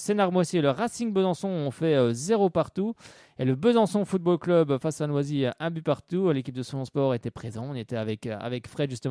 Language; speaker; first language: French; native; French